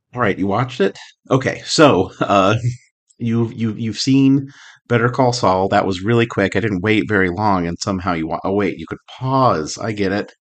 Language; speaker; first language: English; native; English